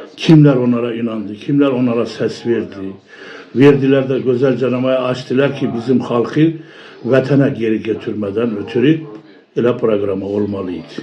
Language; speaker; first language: Turkish; early bilingual, heritage; Turkish